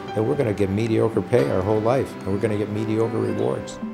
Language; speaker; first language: English; native; English